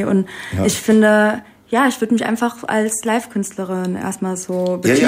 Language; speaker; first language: German; early bilingual, other home language; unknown